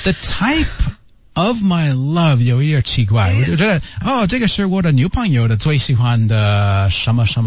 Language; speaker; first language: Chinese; non-native, learner; English